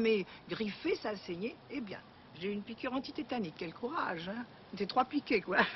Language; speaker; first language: French; native; French